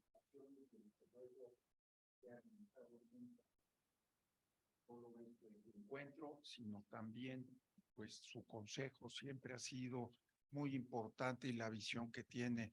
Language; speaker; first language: Spanish; native; Spanish